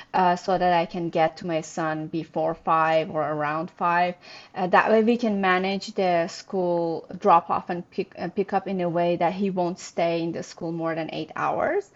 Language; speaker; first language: English; non-native, fluent; Persian